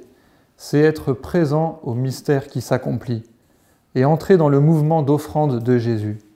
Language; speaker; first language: French; native; French